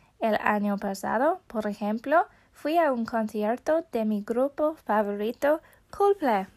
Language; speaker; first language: Spanish; non-native, fluent; English